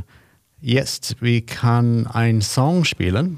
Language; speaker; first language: German; non-native, learner; English